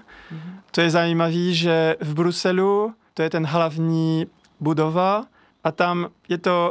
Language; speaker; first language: Czech; non-native, learner; French